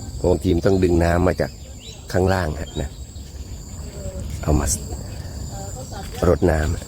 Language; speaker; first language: Thai; native; Thai